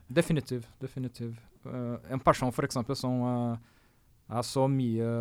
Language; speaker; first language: Norwegian; non-native, fluent; Portuguese